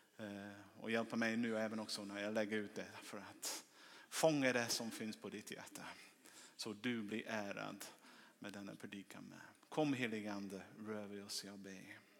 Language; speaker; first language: Swedish; non-native, fluent; English